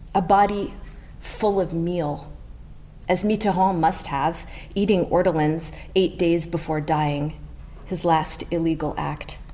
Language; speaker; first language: English; native; English